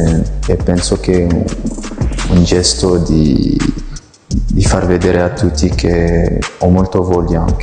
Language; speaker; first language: Italian; non-native, fluent; French